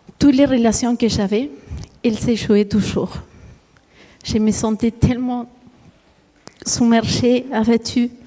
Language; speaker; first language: French; non-native, fluent; Spanish